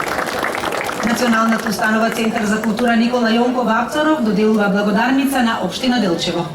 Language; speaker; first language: Macedonian; native; Macedonian